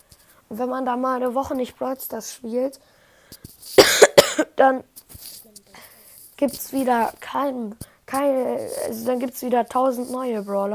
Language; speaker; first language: German; native; German